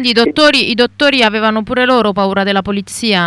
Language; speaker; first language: Italian; native; Italian